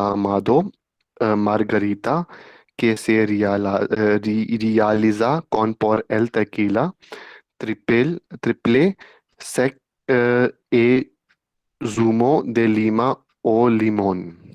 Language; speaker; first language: Spanish; non-native, learner; Hindi